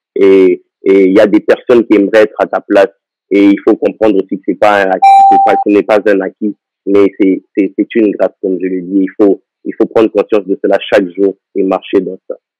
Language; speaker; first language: French; non-native, local second language; Lingala